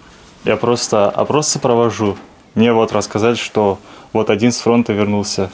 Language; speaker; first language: Russian; native; Russian